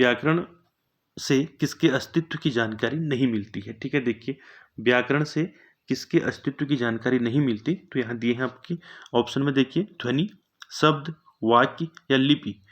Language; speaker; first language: Hindi; native; Hindi